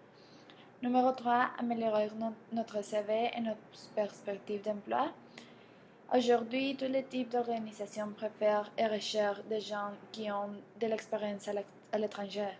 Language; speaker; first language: French; non-native, learner; Spanish